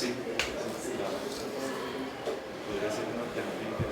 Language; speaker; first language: Spanish; native; Spanish